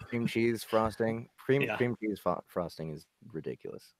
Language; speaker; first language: English; native; English